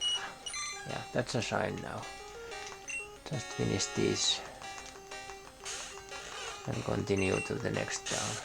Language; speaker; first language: English; non-native, fluent; Finnish